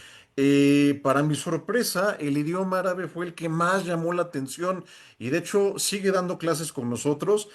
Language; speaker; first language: Spanish; native; Spanish